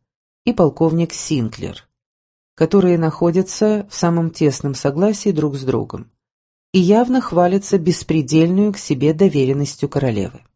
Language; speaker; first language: Russian; native; Russian